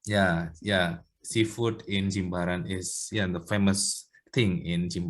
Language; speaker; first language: English; non-native, learner; Indonesian